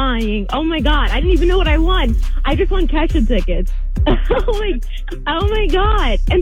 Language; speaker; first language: English; native; English